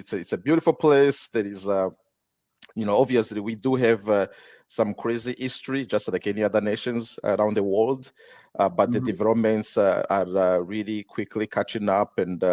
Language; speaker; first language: English; non-native, local second language; Kinyarwanda